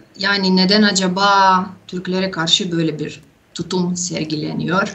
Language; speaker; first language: Turkish; non-native, fluent; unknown